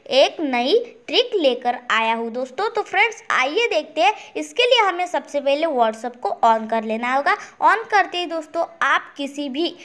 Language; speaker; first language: Hindi; non-native, local second language; Marathi